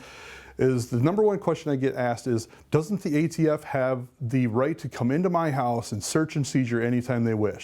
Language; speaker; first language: English; native; English